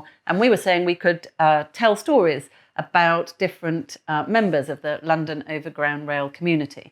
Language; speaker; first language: English; native; English